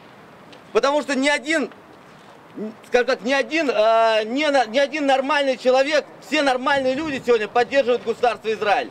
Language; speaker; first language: Russian; native; Russian